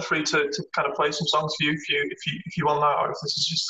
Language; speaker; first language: English; native; English